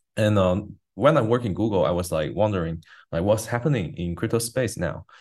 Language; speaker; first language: English; non-native, fluent; Chinese